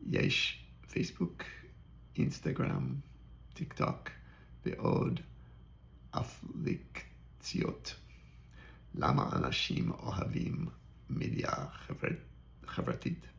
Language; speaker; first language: Hebrew; non-native, learner; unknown